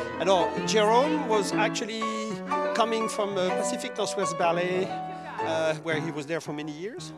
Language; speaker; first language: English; non-native, fluent; French